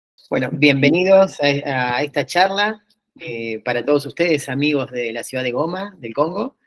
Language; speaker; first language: Spanish; native; Spanish